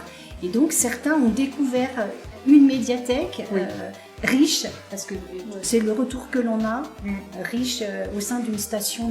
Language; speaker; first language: French; native; French